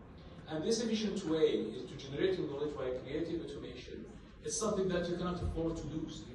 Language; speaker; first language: English; non-native, fluent; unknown